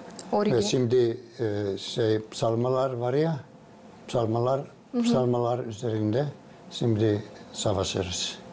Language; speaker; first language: Turkish; non-native, fluent; Finnish